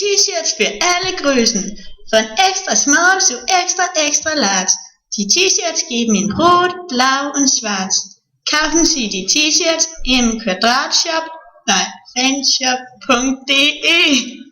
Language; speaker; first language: German; non-native, learner; Danish